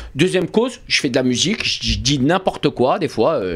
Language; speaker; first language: French; native; French